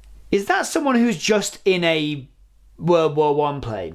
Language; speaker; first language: English; native; English